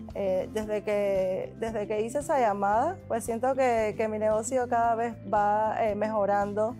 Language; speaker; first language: Spanish; native; Spanish